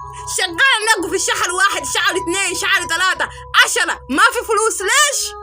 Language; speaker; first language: Arabic; non-native, learner; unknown